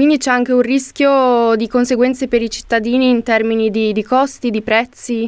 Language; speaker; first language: Italian; native; Italian